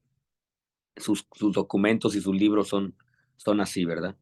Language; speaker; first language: Spanish; native; Spanish